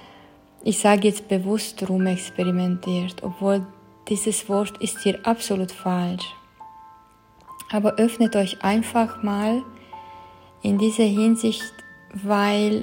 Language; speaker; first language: German; non-native, fluent; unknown